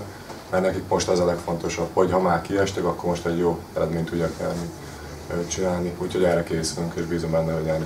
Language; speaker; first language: Hungarian; native; Hungarian